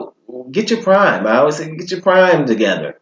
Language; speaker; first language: English; native; English